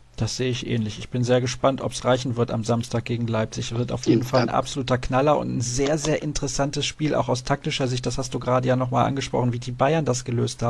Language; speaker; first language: German; native; German